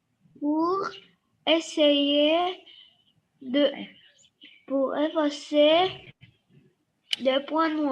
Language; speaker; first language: French; non-native, learner; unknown